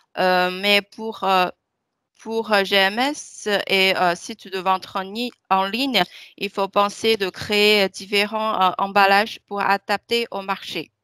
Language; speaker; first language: French; non-native, fluent; Chinese